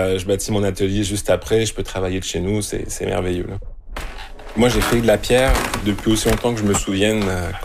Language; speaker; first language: French; native; French